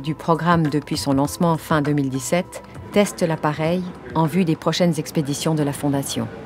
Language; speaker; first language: French; native; French